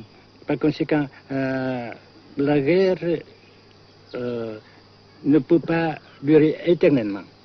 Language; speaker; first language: French; non-native, fluent; Vietnamese